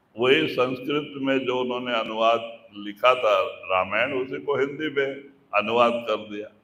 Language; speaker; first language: Hindi; non-native, local second language; Kannada